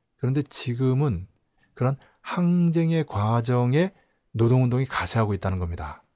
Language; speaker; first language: Korean; native; Korean